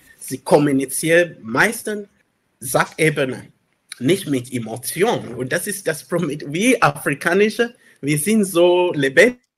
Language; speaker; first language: German; non-native, learner; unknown